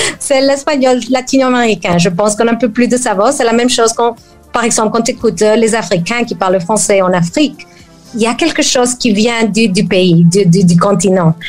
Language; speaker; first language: French; non-native, fluent; Spanish